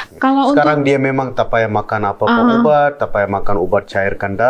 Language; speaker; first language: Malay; non-native, local second language; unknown